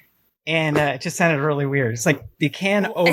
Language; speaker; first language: English; native; English